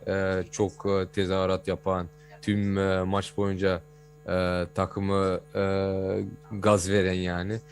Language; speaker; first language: Turkish; early bilingual, heritage; Turkish